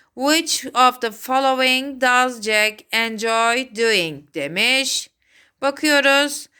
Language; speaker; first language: English; non-native, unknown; Turkish